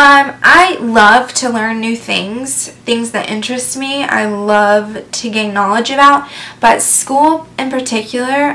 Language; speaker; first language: English; native; English